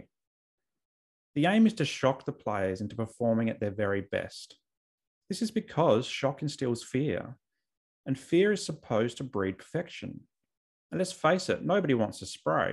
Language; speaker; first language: English; native; English